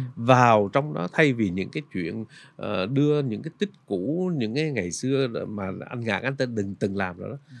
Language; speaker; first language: Vietnamese; native; Vietnamese